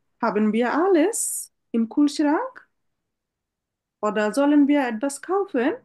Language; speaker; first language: German; non-native, fluent; Bangla